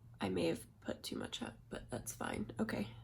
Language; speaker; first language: English; native; English